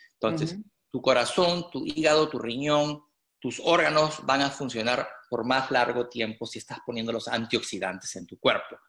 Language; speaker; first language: Spanish; native; Spanish